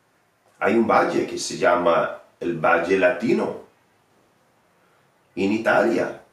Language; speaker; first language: Spanish; non-native, fluent; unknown